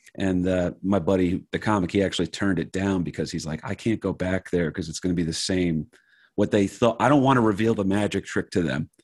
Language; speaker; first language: English; native; English